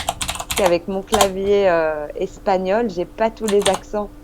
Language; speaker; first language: French; non-native, fluent; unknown